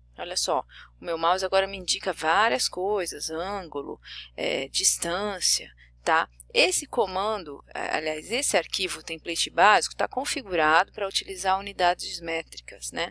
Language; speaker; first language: Portuguese; native; Portuguese